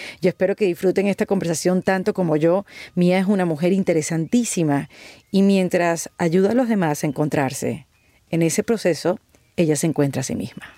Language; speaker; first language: Spanish; native; Spanish